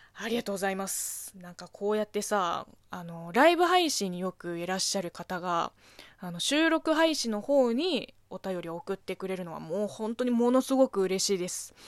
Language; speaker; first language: Japanese; non-native, fluent; Chinese